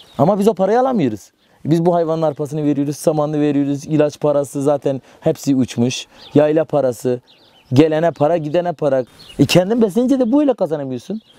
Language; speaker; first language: Turkish; non-native, local second language; Kurdish